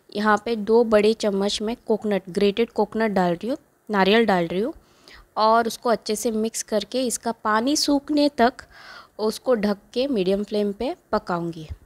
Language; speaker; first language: Hindi; non-native, local second language; Konkani